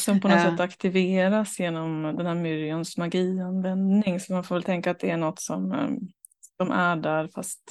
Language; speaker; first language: Swedish; native; Swedish